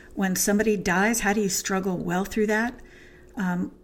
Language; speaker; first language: English; native; English